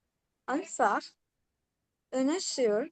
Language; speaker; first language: French; non-native, learner; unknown